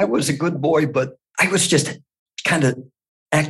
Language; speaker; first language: English; native; English